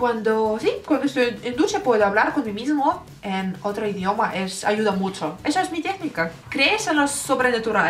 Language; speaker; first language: Spanish; non-native, learner; Russian